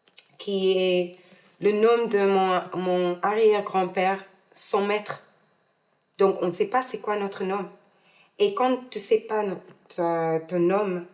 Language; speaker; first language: French; non-native, learner; English